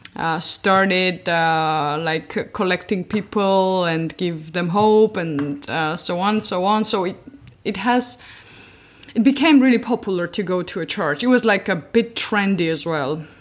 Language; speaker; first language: English; non-native, fluent; Georgian